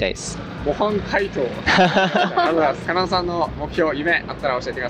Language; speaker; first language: Japanese; native; Japanese